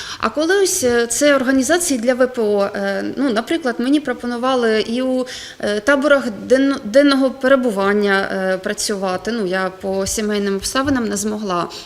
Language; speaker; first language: Ukrainian; non-native, local second language; Russian